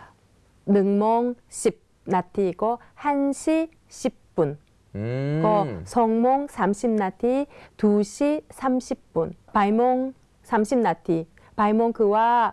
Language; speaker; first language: Thai; non-native, fluent; Korean